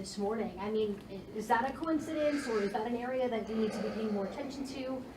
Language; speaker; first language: English; native; English